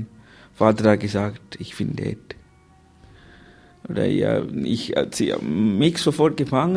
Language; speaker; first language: German; non-native, learner; Tamil